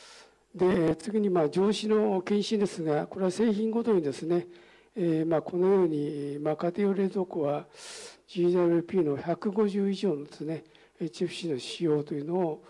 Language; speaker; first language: Japanese; native; Japanese